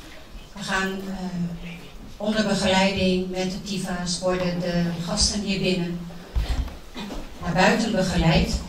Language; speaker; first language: Dutch; early bilingual, other home language; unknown